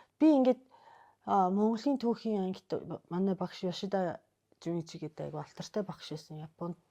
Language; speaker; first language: Mongolian; non-native, fluent; Japanese